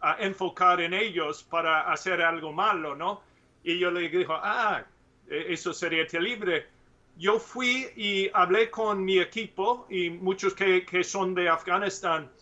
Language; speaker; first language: Spanish; non-native, learner; English